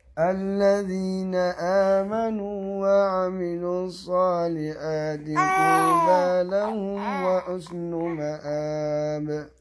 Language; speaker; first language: Arabic; non-native, learner; Indonesian